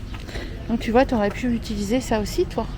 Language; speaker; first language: French; native; French